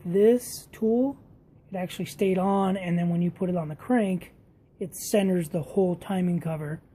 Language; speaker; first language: English; native; English